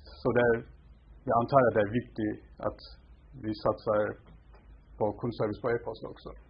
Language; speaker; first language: Swedish; non-native, fluent; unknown